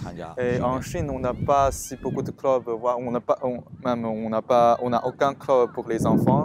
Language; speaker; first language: French; non-native, fluent; Chinese